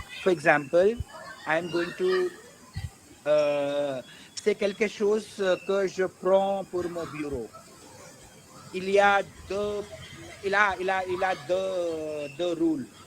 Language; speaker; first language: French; non-native, learner; Hindi